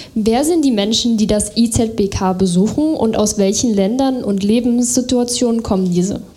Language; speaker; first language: German; native; German